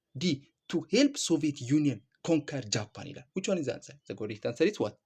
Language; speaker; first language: English; non-native, local second language; Amharic